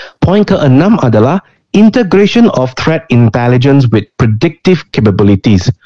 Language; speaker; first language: Indonesian; non-native, fluent; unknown